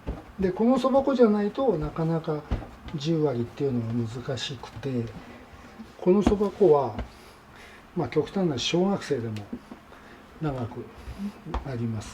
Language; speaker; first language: Japanese; native; Japanese